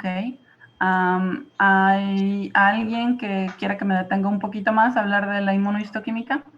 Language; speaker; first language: Spanish; native; Spanish